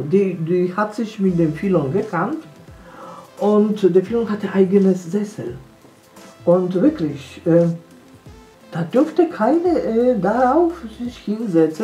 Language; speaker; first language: German; non-native, fluent; Polish